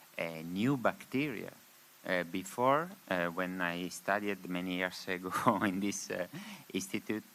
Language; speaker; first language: English; non-native, learner; Spanish